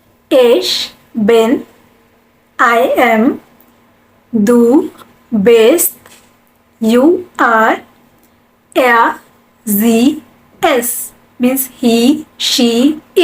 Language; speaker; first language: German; non-native, learner; Hindi